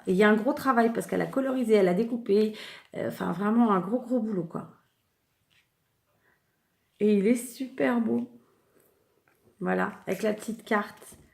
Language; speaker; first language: French; native; French